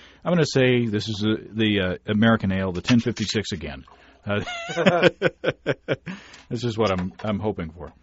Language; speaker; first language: English; native; English